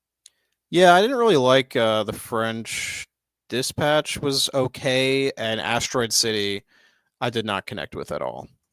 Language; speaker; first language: English; native; English